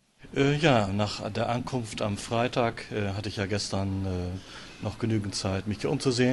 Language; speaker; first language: German; native; German